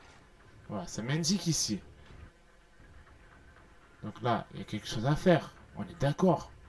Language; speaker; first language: French; native; French